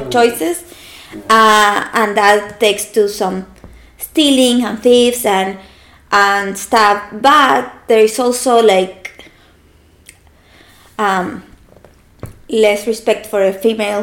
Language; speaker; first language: English; non-native, fluent; Spanish